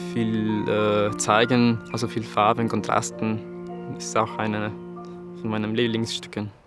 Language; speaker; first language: German; non-native, fluent; Spanish